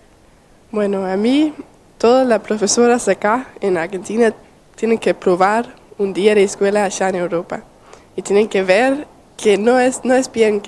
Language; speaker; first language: Spanish; non-native, learner; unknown